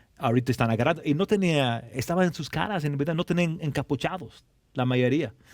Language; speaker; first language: Spanish; non-native, fluent; English